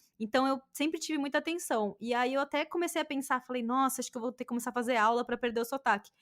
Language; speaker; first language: Portuguese; native; Portuguese